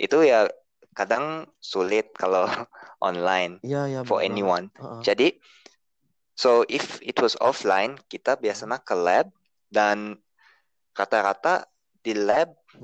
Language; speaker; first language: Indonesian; early bilingual, heritage; Indonesian